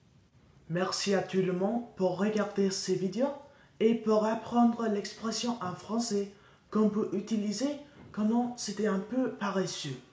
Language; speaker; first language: French; non-native, learner; English